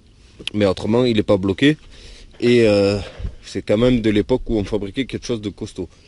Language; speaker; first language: French; native; French